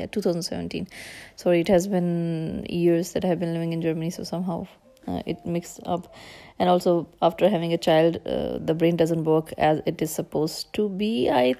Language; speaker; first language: English; non-native, local second language; Urdu